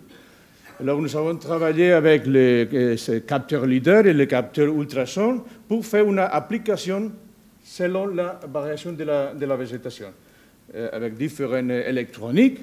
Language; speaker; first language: French; non-native, learner; Spanish